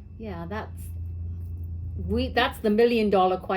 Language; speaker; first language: English; native; English